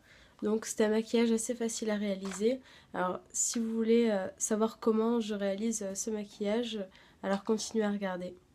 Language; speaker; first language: French; native; French